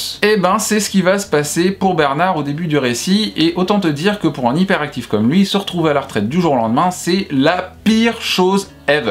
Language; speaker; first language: French; native; French